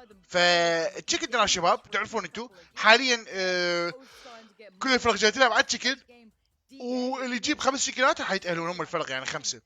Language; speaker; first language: Arabic; native; Arabic